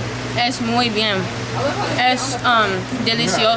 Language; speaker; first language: Spanish; non-native, learner; English